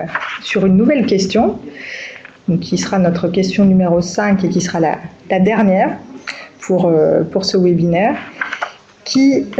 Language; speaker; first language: French; native; French